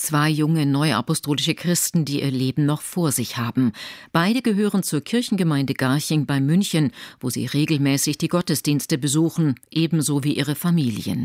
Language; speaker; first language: German; native; German